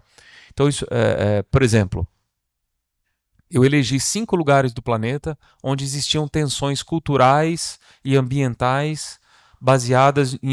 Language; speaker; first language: Portuguese; native; Portuguese